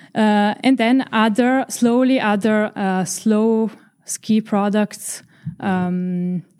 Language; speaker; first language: English; non-native, fluent; Italian